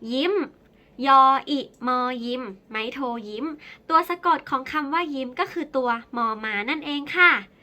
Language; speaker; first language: Thai; native; Thai